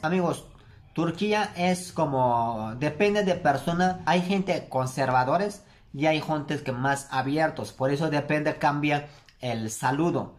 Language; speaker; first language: Spanish; non-native, learner; Turkish